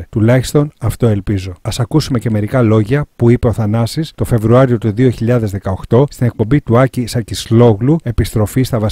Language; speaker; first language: Greek; native; Greek